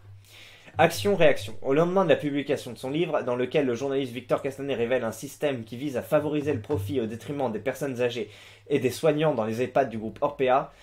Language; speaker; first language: French; native; French